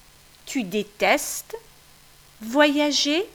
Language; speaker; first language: French; non-native, fluent; English